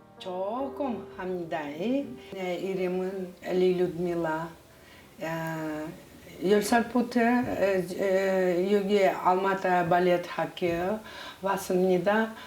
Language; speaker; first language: Korean; early bilingual, heritage; Russian